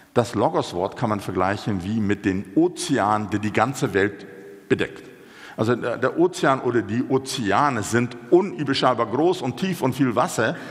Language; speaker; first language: German; non-native, fluent; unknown